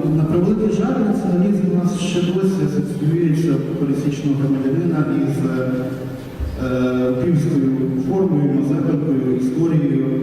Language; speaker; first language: Ukrainian; native; Ukrainian